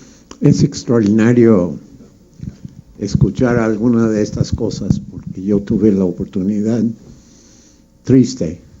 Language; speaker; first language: Spanish; non-native, fluent; English